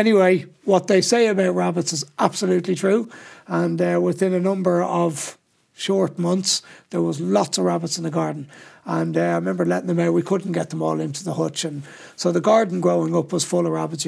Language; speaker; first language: English; native; English